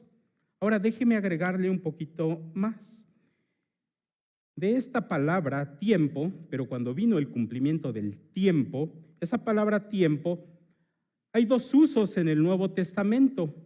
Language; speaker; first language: Spanish; native; Spanish